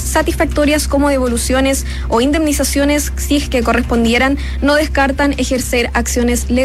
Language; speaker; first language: Spanish; native; Spanish